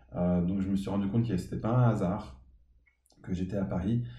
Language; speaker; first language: French; early bilingual, other home language; English